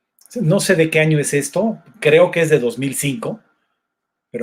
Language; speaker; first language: Spanish; native; Spanish